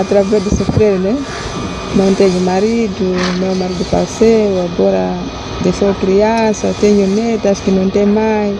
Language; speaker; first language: Portuguese; non-native, local second language; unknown